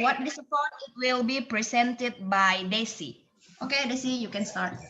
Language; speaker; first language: English; non-native, learner; Indonesian